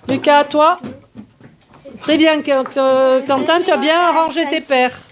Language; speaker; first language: French; native; French